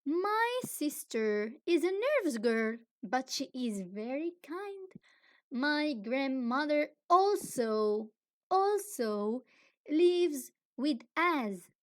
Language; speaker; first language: English; non-native, fluent; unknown